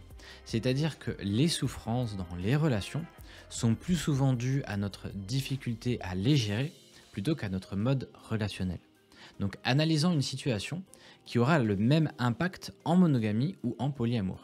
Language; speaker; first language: French; native; French